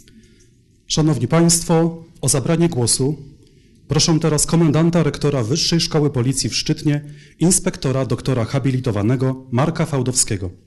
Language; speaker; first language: Polish; native; Polish